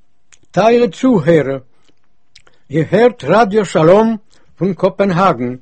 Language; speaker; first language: German; early bilingual, heritage; Yiddish